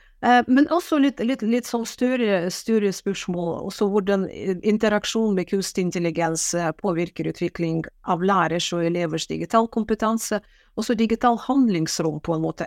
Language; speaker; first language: Norwegian; non-native, fluent; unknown